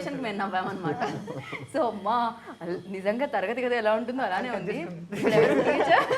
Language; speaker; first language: Telugu; native; Telugu